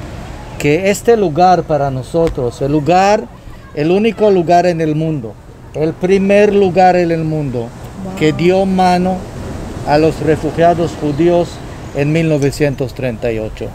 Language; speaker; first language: Spanish; non-native, fluent; Hebrew